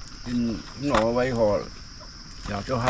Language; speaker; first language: Vietnamese; non-native, local second language; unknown